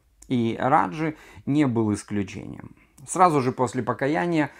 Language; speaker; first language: Russian; native; Russian